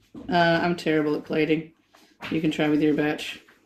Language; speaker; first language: English; native; English